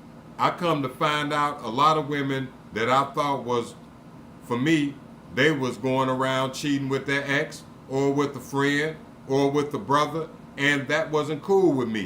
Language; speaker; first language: English; native; English